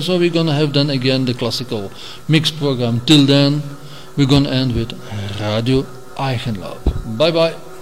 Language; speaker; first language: English; non-native, fluent; Dutch